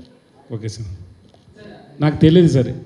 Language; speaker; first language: Telugu; non-native, learner; Tamil